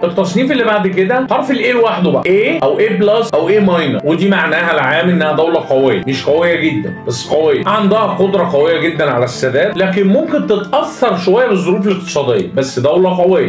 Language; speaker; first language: Arabic; native; Arabic